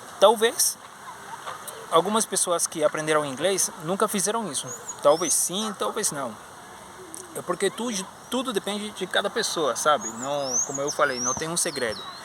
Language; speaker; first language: Portuguese; non-native, fluent; Spanish